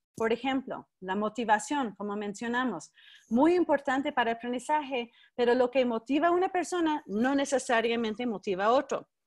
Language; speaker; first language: Spanish; non-native, fluent; English